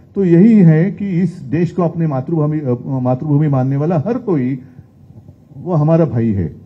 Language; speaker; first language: Hindi; non-native, local second language; Marathi